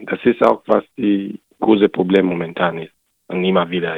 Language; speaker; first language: German; non-native, learner; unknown